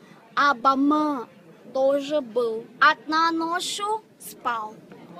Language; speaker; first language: Russian; non-native, learner; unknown